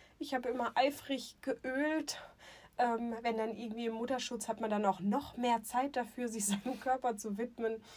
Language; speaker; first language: German; native; German